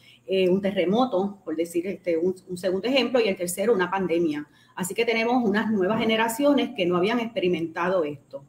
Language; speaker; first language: Spanish; native; Spanish